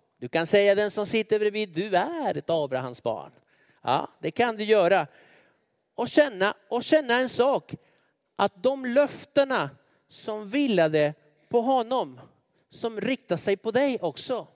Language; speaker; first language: Swedish; non-native, fluent; Spanish